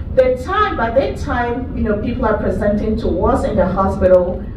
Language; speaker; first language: English; native; English